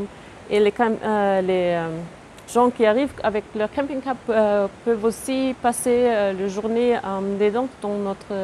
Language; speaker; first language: French; non-native, fluent; German